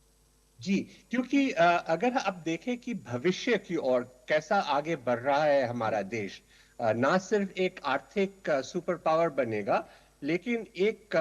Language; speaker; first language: Hindi; native; Hindi